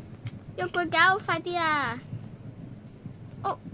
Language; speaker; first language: Chinese; native; Chinese